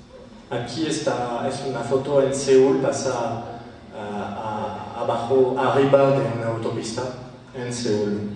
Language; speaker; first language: Spanish; non-native, fluent; French